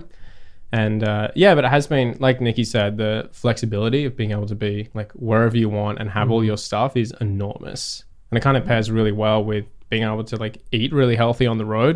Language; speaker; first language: English; native; English